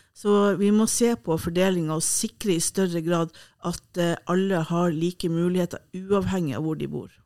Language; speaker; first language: Norwegian; native; Norwegian